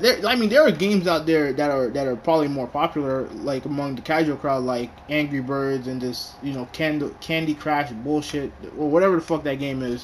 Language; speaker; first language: English; native; English